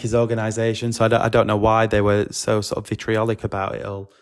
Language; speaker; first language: English; native; English